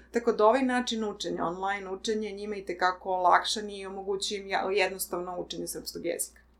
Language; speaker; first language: Serbian; native; Serbian